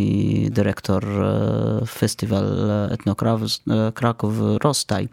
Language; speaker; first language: Polish; non-native, fluent; Arabic